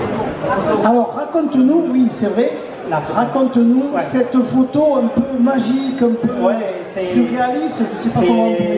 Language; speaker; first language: French; native; French